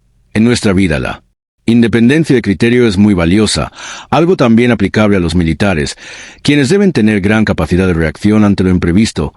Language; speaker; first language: Spanish; native; Spanish